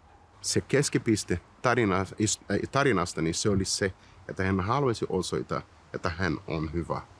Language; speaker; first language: Finnish; non-native, learner; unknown